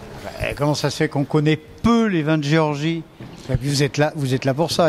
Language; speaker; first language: French; native; French